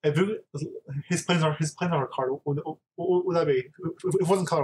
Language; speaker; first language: English; native; English